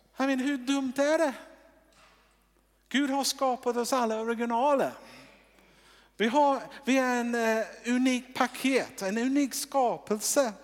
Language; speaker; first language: Swedish; non-native, fluent; English